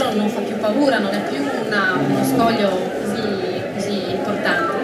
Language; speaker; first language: Italian; native; Italian